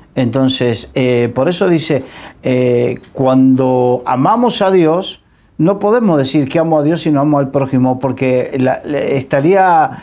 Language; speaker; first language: Spanish; native; Spanish